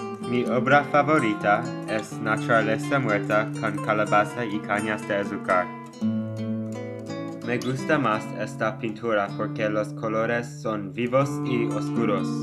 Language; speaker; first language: Spanish; non-native, learner; English